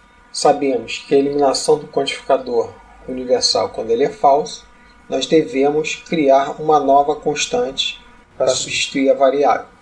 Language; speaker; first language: Portuguese; native; Portuguese